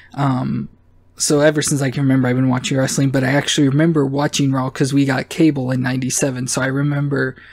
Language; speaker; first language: English; native; English